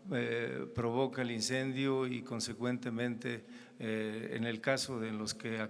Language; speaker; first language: Spanish; native; Spanish